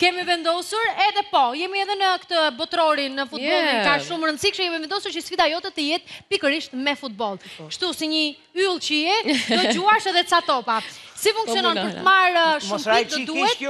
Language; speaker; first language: Albanian; native; Albanian